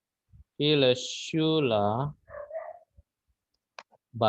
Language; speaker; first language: German; non-native, fluent; Indonesian